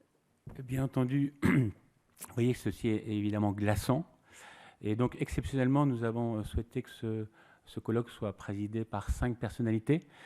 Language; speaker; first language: French; native; French